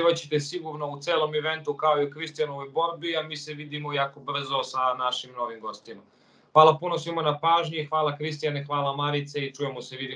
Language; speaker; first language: Serbian; native; Serbian